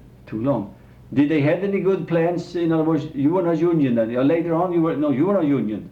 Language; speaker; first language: English; non-native, fluent; Swedish